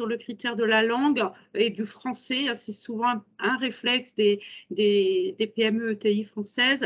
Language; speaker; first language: French; native; French